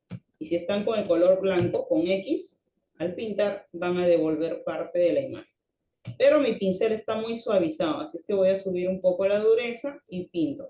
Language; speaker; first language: Spanish; native; Spanish